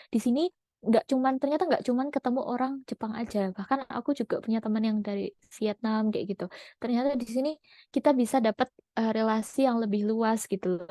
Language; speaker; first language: Indonesian; native; Indonesian